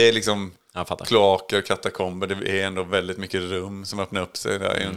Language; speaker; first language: Swedish; native; Swedish